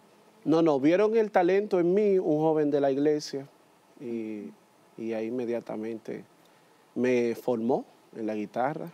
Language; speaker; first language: Spanish; native; Spanish